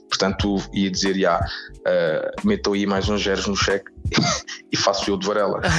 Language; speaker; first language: Portuguese; native; Portuguese